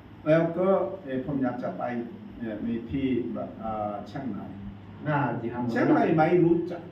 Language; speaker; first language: Thai; non-native, learner; Korean